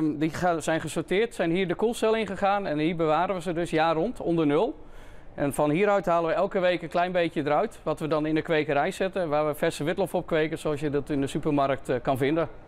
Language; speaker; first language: Dutch; native; Dutch